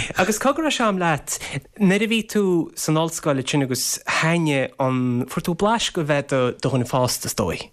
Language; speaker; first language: Irish; native; Irish